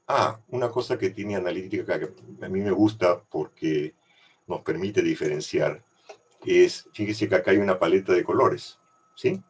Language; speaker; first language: Spanish; native; Spanish